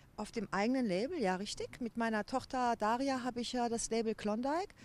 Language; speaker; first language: German; native; German